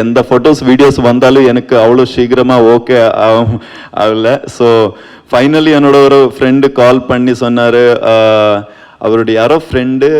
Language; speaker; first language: Tamil; non-native, learner; Kannada